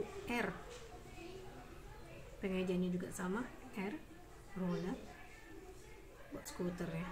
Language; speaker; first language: Indonesian; native; Indonesian